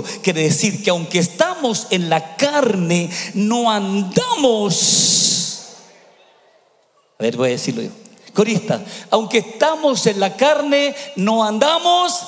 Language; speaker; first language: Spanish; native; Spanish